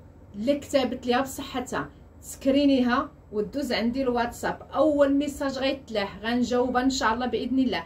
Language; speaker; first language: Arabic; native; Arabic